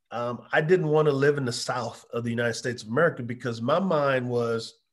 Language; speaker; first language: English; native; English